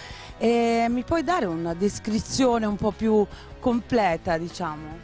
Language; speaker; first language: Italian; native; Italian